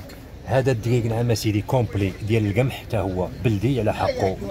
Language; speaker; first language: Arabic; native; Arabic